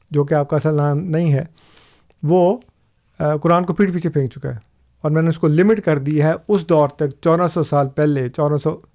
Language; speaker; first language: Urdu; non-native, local second language; Punjabi